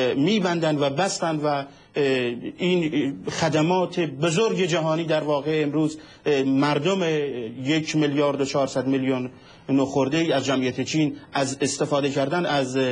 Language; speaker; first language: Persian; non-native, local second language; Central Kurdish